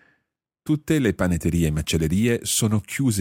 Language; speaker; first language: Italian; non-native, fluent; English